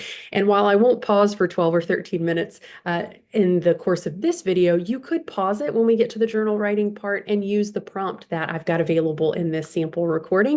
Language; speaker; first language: English; native; English